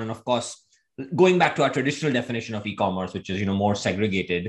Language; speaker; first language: English; non-native, local second language; Hindi